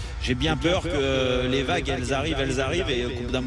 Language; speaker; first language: French; native; French